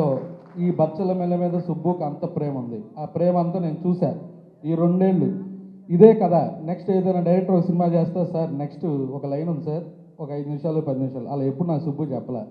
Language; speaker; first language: Telugu; native; Telugu